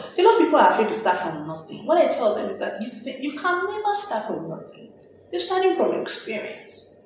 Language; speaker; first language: English; non-native, local second language; Yoruba